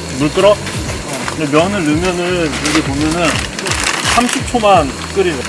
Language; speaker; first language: Korean; native; Korean